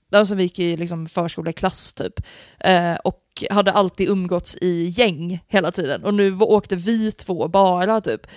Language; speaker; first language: Swedish; native; Swedish